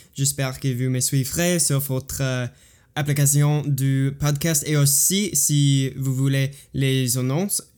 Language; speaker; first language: French; non-native, fluent; English